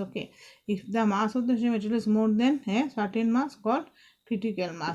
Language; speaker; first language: English; non-native, local second language; Bangla